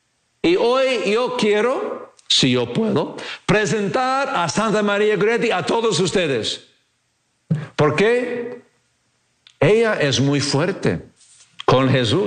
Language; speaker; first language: Spanish; non-native, fluent; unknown